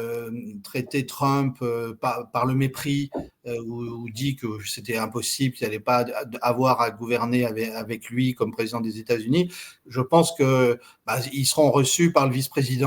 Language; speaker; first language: French; native; French